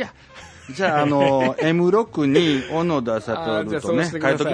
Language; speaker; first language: Japanese; native; Japanese